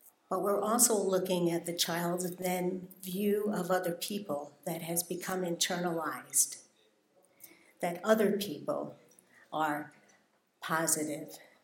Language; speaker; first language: English; native; English